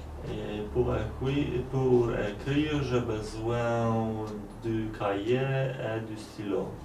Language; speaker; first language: French; non-native, learner; Polish